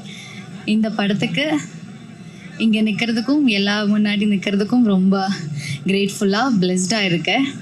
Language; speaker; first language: Tamil; non-native, learner; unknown